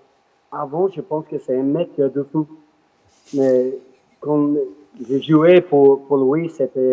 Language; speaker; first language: French; non-native, learner; English